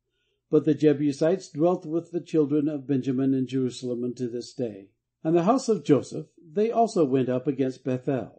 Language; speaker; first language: English; native; English